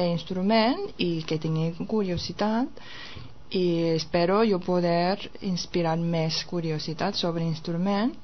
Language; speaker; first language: Catalan; non-native, fluent; Japanese